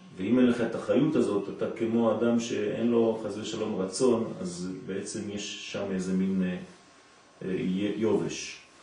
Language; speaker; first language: Hebrew; non-native, fluent; French